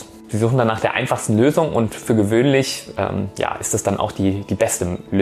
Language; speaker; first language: German; native; German